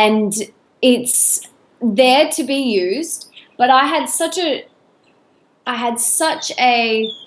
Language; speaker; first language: English; native; English